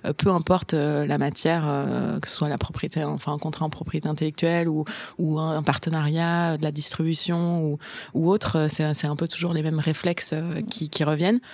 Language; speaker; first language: French; native; French